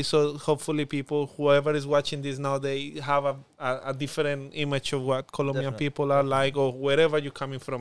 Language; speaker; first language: English; non-native, fluent; Spanish